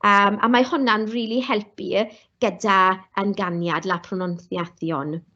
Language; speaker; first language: Welsh; non-native, local second language; English